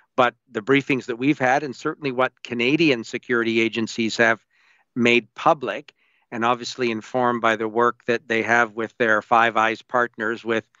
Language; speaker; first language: English; native; English